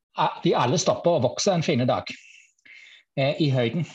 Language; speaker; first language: Norwegian; non-native, fluent; German